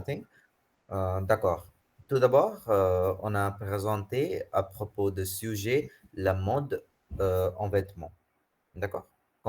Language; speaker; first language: French; non-native, fluent; Hindi